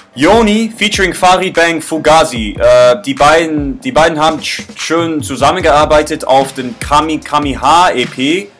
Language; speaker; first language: German; non-native, learner; English